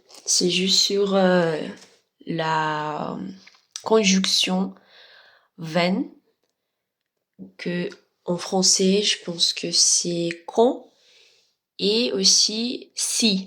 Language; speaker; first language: French; non-native, learner; Spanish